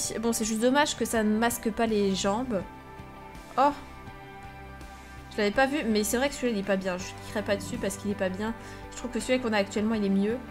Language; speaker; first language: French; native; French